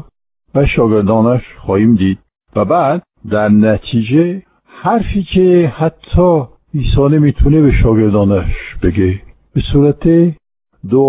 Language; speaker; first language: Persian; non-native, fluent; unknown